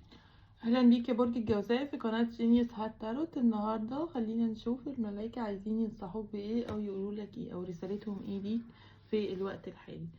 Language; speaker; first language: Arabic; native; Arabic